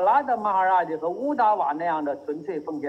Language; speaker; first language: Chinese; native; Chinese